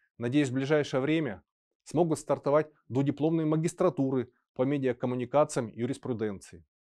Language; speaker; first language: Russian; native; Russian